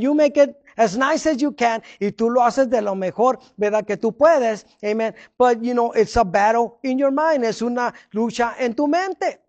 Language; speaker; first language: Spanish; early bilingual, heritage; Spanish